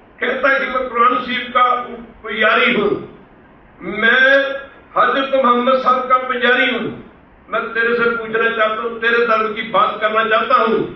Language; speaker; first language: Urdu; non-native, local second language; Punjabi